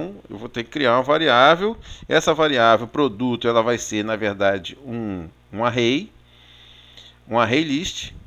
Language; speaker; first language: Portuguese; native; Portuguese